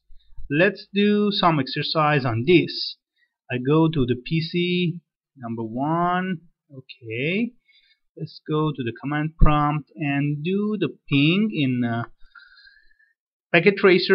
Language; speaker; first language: English; non-native, fluent; Persian